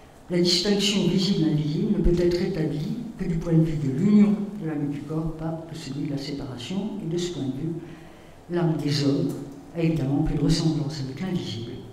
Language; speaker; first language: French; native; French